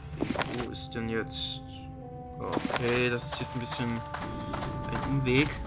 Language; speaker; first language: German; native; German